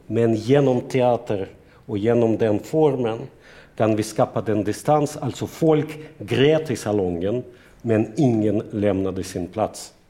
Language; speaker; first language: Swedish; non-native, fluent; Russian